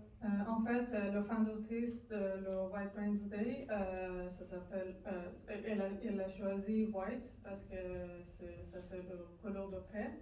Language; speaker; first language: French; non-native, learner; Persian